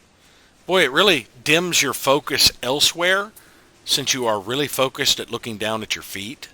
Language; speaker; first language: English; native; English